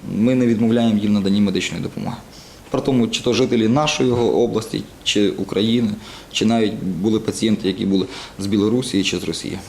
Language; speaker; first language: Ukrainian; native; Ukrainian